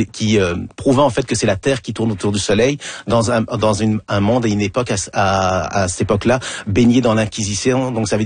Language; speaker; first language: French; native; French